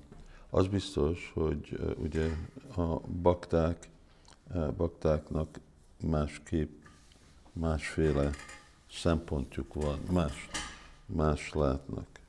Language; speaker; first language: Hungarian; early bilingual, heritage; Hungarian